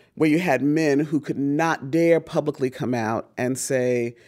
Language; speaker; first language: English; native; English